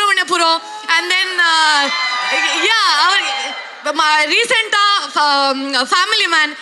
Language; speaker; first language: Tamil; non-native, learner; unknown